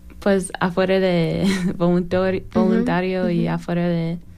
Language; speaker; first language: Spanish; non-native, learner; English